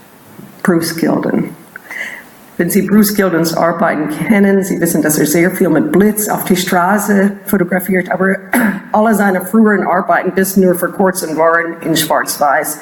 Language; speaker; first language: German; non-native, fluent; English